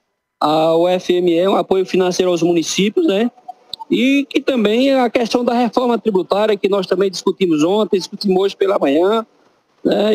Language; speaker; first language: Portuguese; native; Portuguese